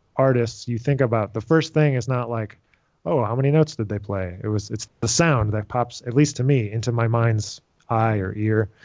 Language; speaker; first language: English; native; English